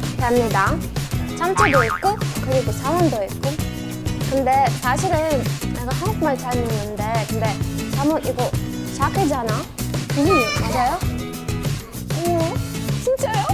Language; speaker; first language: Korean; non-native, learner; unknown